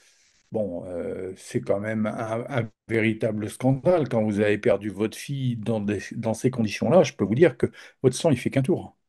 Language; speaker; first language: French; native; French